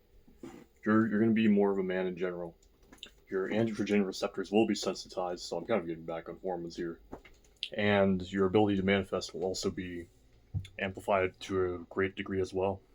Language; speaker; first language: English; native; English